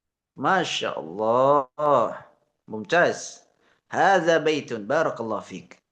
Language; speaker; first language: Arabic; non-native, fluent; Indonesian